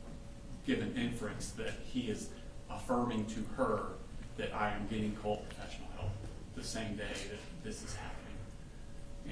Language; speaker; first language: English; native; English